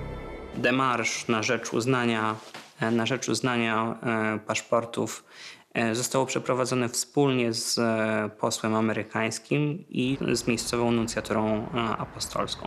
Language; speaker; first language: Polish; native; Polish